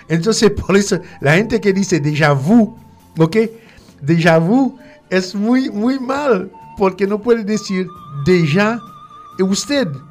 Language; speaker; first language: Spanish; non-native, fluent; French